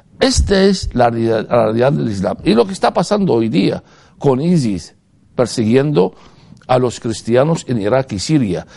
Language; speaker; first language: Spanish; non-native, fluent; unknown